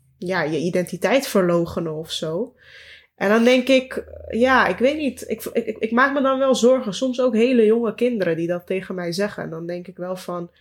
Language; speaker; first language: Dutch; early bilingual, other home language; Turkish